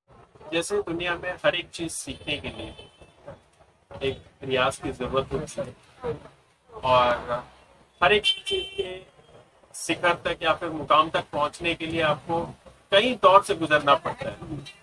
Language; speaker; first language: Hindi; native; Hindi